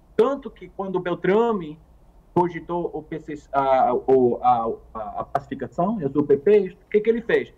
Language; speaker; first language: Portuguese; non-native, fluent; English